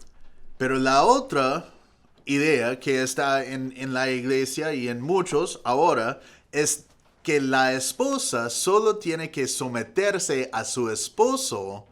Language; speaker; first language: Spanish; non-native, fluent; English